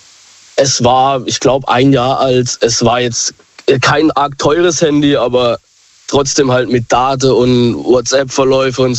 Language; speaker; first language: German; native; German